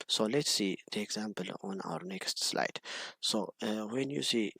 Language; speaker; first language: English; non-native, local second language; Amharic